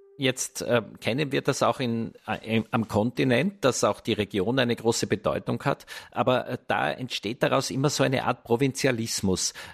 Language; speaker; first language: German; native; German